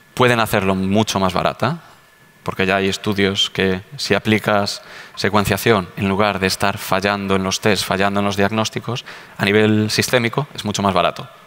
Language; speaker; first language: Spanish; native; Spanish